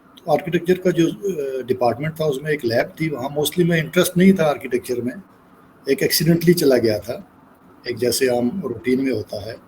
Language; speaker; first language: Urdu; non-native, local second language; Punjabi